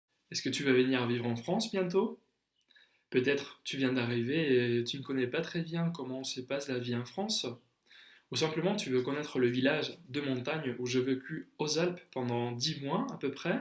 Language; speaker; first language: French; non-native, fluent; Spanish